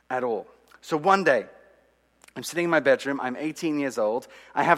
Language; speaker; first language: English; native; English